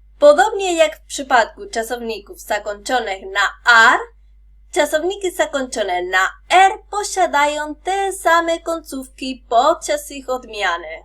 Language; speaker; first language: Polish; non-native, fluent; Spanish